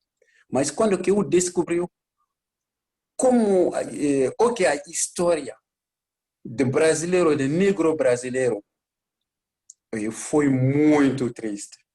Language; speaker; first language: Portuguese; non-native, learner; Bambara